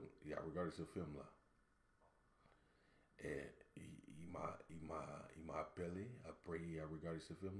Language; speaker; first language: French; non-native, learner; English